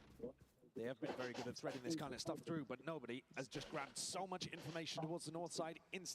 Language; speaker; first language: English; native; English